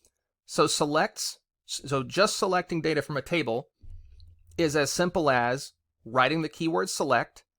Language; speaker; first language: English; native; English